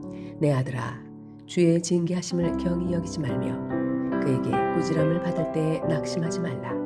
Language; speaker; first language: Korean; native; Korean